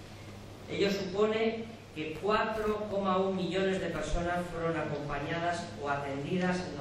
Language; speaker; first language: Spanish; native; Spanish